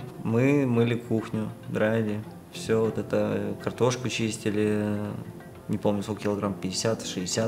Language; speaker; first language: Russian; native; Russian